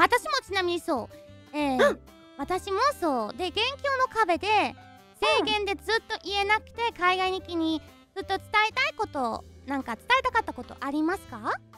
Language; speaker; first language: Japanese; non-native, fluent; German